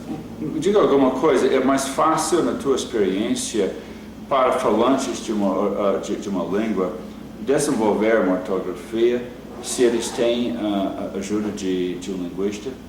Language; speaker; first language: Portuguese; non-native, fluent; English